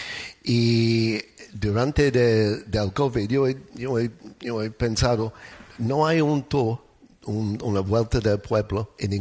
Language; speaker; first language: Spanish; non-native, learner; English